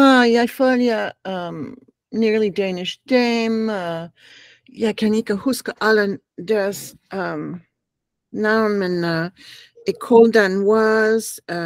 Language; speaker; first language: Danish; non-native, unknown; English